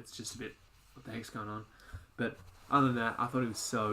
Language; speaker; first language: English; native; English